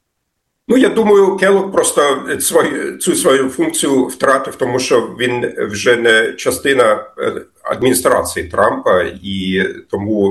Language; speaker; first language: Ukrainian; non-native, fluent; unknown